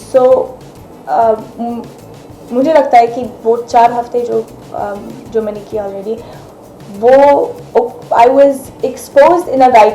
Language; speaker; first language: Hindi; non-native, fluent; Arabic